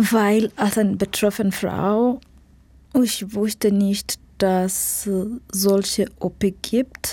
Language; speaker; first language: German; non-native, learner; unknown